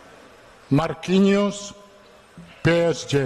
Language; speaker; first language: Portuguese; non-native, learner; Italian